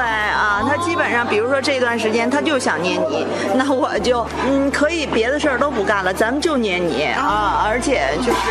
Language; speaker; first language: Chinese; native; Chinese